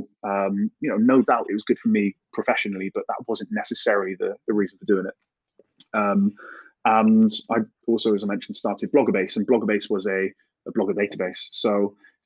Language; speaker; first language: English; native; English